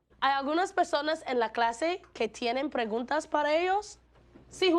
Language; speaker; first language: Spanish; non-native, fluent; English